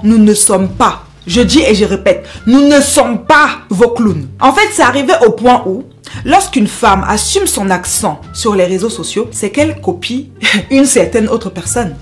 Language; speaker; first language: French; non-native, local second language; Basaa